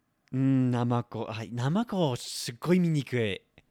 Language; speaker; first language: Japanese; non-native, fluent; English